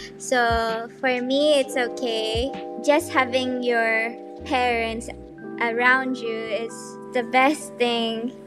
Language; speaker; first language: English; non-native, fluent; Japanese